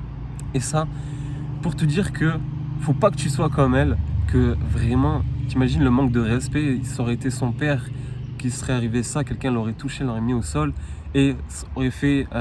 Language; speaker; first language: French; native; French